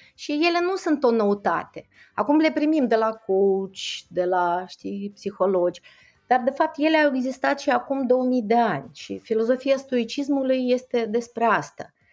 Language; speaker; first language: Romanian; non-native, fluent; Russian